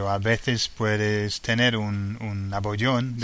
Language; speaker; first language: Spanish; non-native, fluent; English